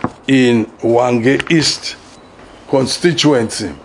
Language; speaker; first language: English; non-native, local second language; Shona